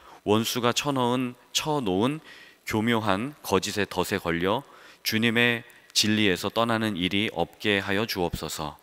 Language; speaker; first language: Korean; native; Korean